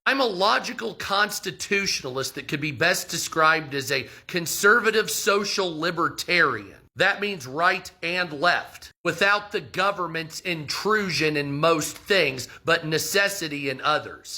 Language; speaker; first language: English; native; English